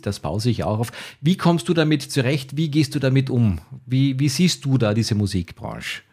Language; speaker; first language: German; native; German